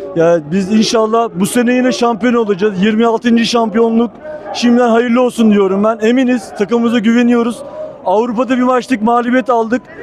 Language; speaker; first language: Turkish; native; Turkish